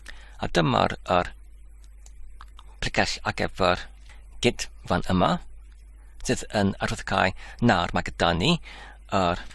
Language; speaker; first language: Welsh; non-native, learner; Polish